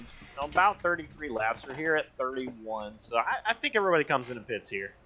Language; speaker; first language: English; native; English